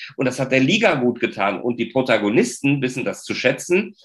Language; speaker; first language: German; native; German